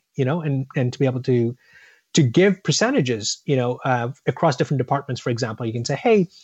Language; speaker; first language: English; non-native, local second language; Tamil